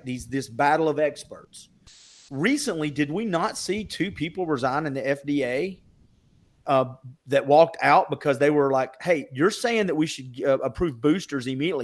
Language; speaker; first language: English; native; English